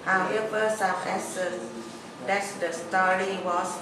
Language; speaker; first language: English; non-native, learner; Thai